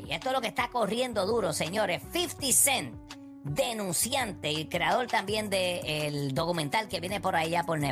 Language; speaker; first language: Spanish; native; Spanish